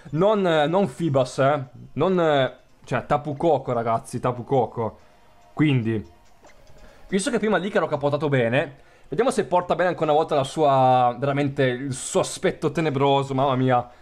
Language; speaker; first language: Italian; native; Italian